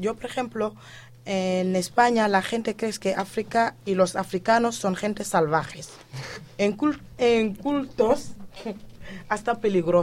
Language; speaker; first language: Spanish; non-native, fluent; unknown